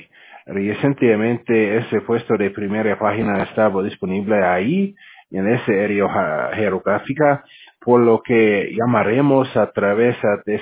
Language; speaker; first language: Spanish; non-native, learner; English